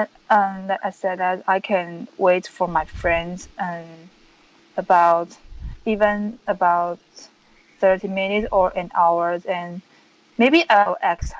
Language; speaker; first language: English; non-native, learner; Chinese